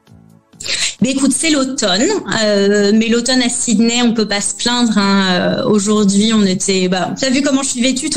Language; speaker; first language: French; native; French